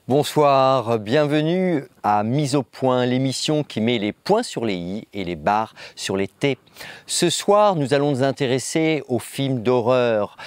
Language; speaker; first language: French; native; French